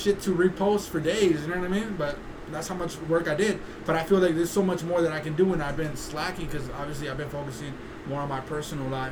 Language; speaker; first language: English; early bilingual, other home language; Spanish